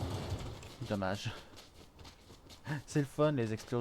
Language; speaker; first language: French; native; French